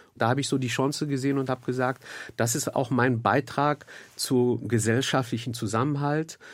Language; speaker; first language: German; early bilingual, other home language; Turkish